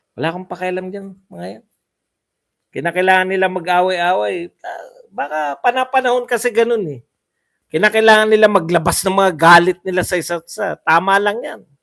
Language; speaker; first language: Filipino; non-native, local second language; Cebuano